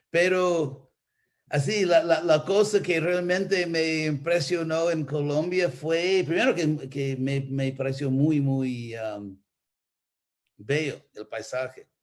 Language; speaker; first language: Spanish; non-native, fluent; English